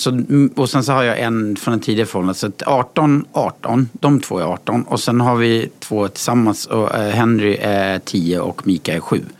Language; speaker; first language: Swedish; native; Swedish